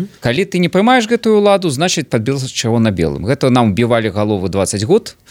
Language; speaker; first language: Belarusian; non-native, local second language; Russian